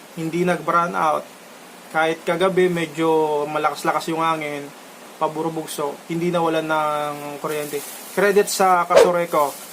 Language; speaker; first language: Filipino; non-native, local second language; Bikol